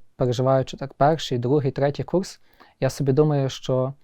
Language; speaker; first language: Ukrainian; native; Ukrainian